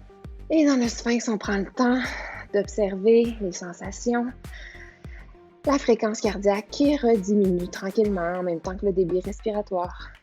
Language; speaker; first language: French; native; French